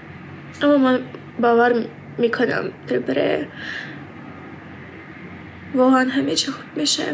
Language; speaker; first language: Persian; early bilingual, heritage; Persian